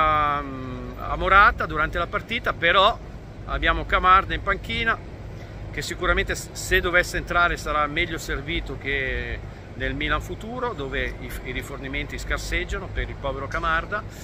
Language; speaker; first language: Italian; native; Italian